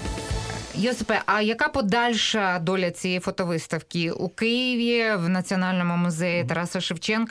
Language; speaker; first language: Ukrainian; native; Ukrainian